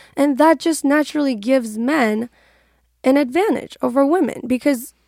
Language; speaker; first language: English; non-native, fluent; Persian